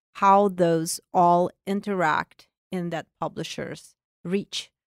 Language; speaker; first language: English; non-native, fluent; Russian